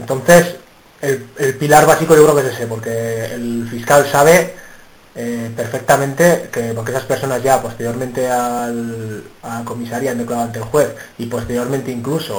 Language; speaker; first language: Spanish; native; Spanish